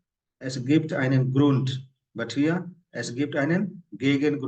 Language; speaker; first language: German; non-native, fluent; Hindi